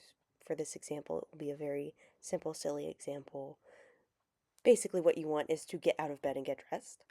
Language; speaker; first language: English; native; English